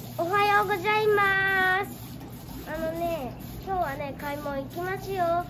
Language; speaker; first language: Japanese; early bilingual, other home language; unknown